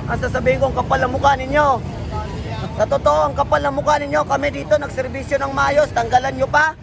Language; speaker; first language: Filipino; native; Filipino